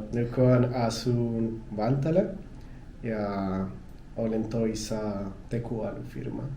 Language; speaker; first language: Finnish; non-native, learner; Spanish